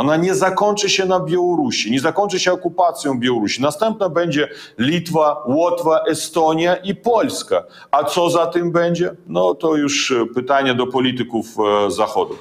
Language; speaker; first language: Polish; non-native, fluent; Russian